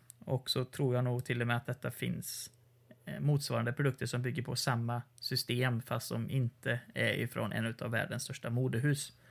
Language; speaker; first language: Swedish; native; Swedish